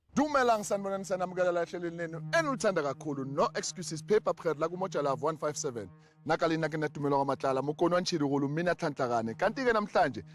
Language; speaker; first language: Zulu; native; Zulu